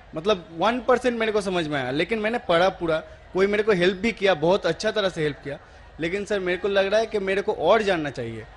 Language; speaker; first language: Hindi; non-native, local second language; Bangla